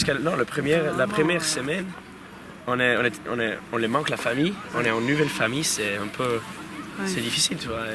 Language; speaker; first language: French; non-native, learner; Spanish